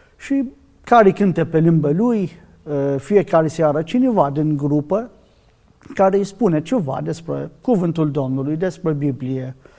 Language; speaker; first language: Romanian; non-native, learner; Arabic